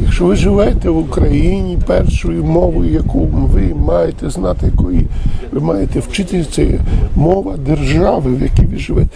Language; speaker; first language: Ukrainian; early bilingual, heritage; Ukrainian